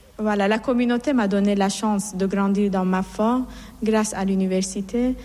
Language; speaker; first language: French; non-native, fluent; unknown